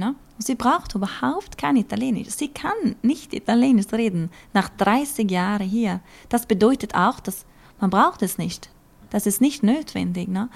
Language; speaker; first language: German; non-native, learner; Norwegian